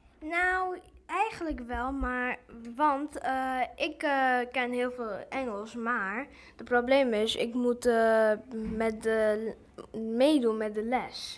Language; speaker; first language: Dutch; early bilingual, other home language; English